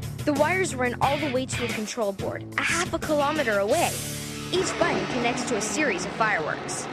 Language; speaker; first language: English; native; English